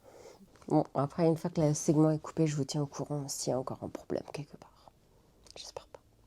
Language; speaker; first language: French; native; French